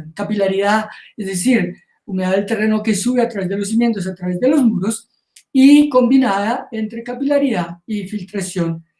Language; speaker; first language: Spanish; native; Spanish